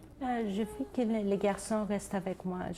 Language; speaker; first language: French; non-native, learner; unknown